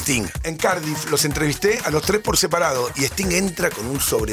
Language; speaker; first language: Spanish; native; Spanish